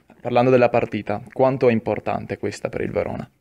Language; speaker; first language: Italian; native; Italian